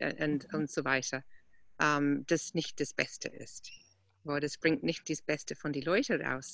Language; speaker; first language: German; non-native, fluent; English